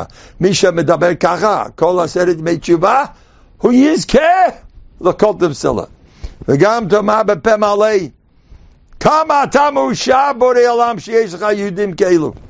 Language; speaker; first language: Hebrew; non-native, fluent; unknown